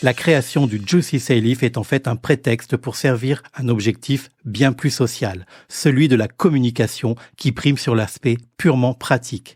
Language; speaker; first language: French; native; French